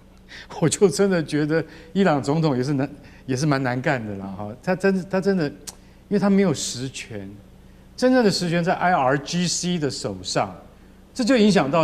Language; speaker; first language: Chinese; native; Chinese